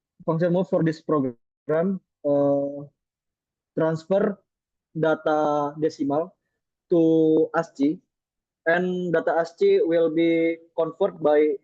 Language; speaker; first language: English; non-native, learner; Indonesian